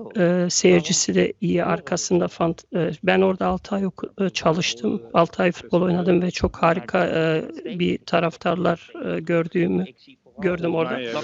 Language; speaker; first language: Turkish; early bilingual, heritage; Turkish